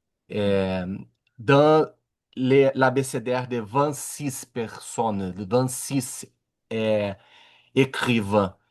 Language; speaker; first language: French; non-native, learner; Portuguese